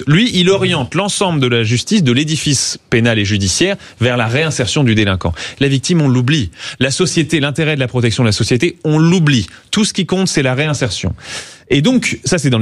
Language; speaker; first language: French; native; French